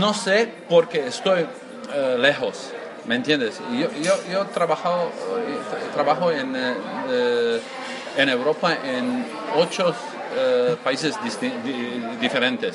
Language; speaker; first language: Spanish; non-native, learner; Croatian